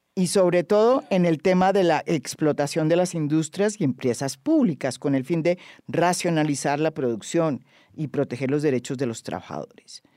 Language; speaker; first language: Spanish; native; Spanish